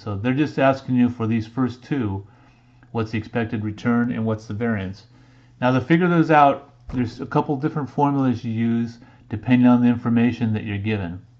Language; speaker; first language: English; native; English